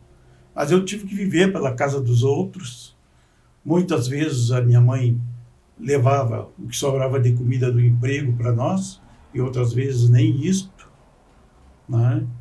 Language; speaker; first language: Portuguese; native; Portuguese